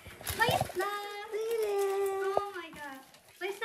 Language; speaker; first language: Swedish; early bilingual, other home language; Mongolian